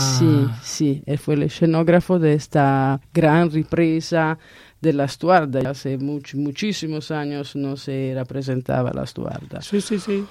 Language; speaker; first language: Spanish; non-native, fluent; Italian